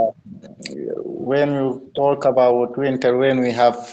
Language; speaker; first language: English; non-native, learner; Arabic